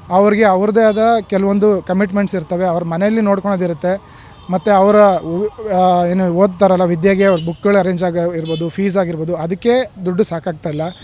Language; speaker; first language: Kannada; native; Kannada